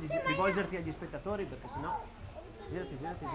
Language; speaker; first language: Italian; native; Italian